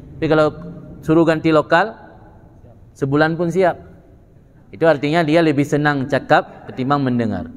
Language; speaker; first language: Malay; non-native, local second language; Achinese